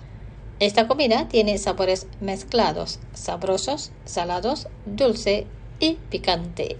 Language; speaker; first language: Spanish; non-native, fluent; Indonesian